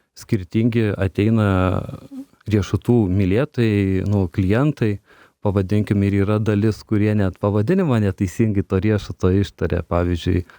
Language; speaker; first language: Lithuanian; native; Lithuanian